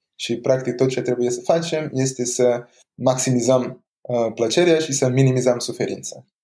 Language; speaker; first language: Romanian; non-native, fluent; Portuguese